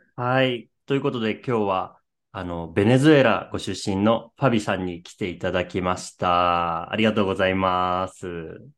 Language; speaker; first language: Japanese; native; Japanese